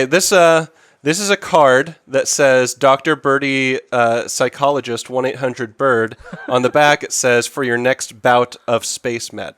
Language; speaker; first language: English; native; English